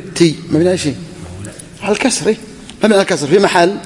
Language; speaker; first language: Arabic; native; Arabic